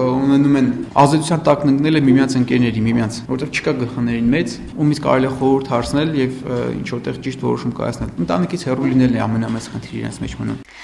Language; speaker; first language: Armenian; native; Armenian